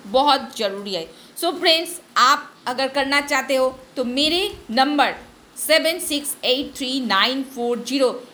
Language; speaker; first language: Hindi; non-native, local second language; Bangla